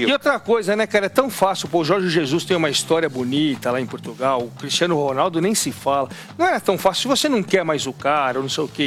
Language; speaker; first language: Portuguese; native; Portuguese